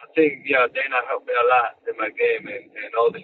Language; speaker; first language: English; non-native, fluent; Spanish